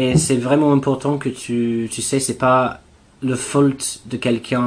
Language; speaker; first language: French; non-native, learner; English